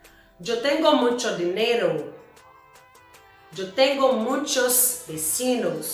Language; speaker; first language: Spanish; non-native, learner; Portuguese